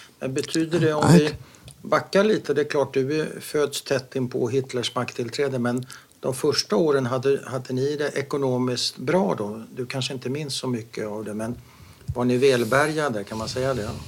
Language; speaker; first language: Swedish; native; Swedish